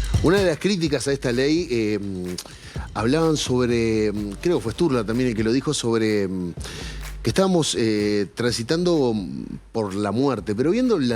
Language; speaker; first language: Spanish; native; Spanish